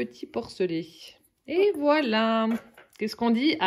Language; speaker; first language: French; native; French